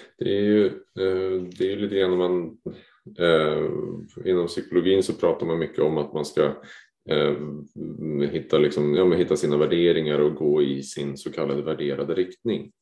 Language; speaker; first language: Swedish; native; Swedish